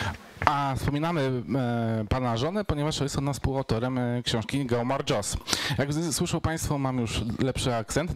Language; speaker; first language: Polish; native; Polish